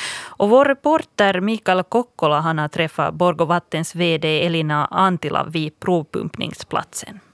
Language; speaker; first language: Swedish; native; Swedish